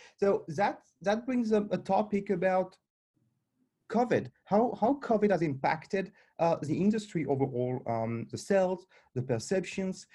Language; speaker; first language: English; non-native, fluent; French